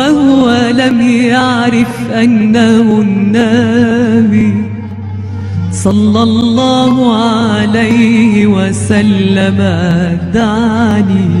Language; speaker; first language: Arabic; non-native, fluent; Indonesian